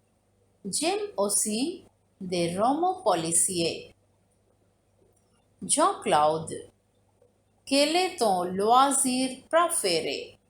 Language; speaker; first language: French; non-native, fluent; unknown